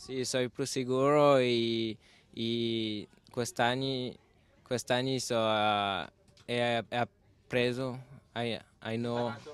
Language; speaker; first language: Italian; non-native, learner; French